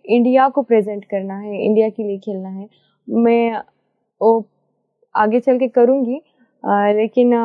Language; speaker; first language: Hindi; non-native, local second language; Marathi